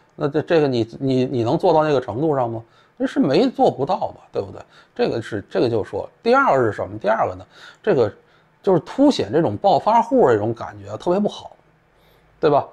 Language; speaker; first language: Chinese; native; Chinese